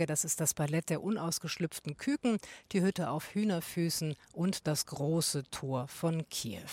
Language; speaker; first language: German; native; German